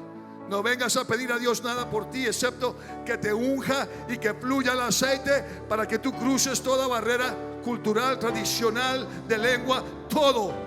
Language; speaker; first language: Spanish; early bilingual, heritage; Spanish